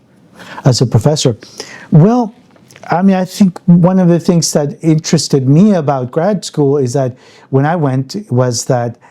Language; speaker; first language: English; early bilingual, other home language; Spanish